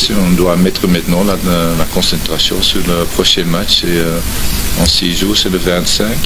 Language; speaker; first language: French; non-native, local second language; Dutch